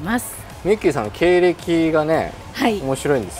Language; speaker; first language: Japanese; native; Japanese